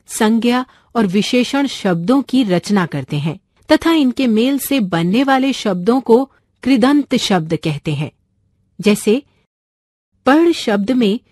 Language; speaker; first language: Hindi; non-native, local second language; Marathi